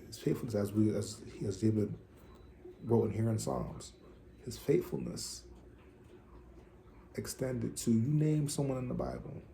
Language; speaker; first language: English; native; English